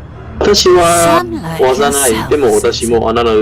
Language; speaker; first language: Japanese; non-native, learner; Chinese